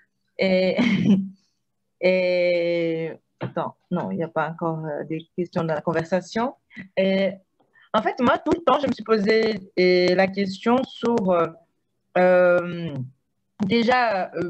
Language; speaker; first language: French; non-native, fluent; Portuguese